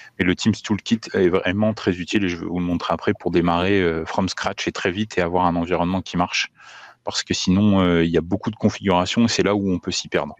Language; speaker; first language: French; native; French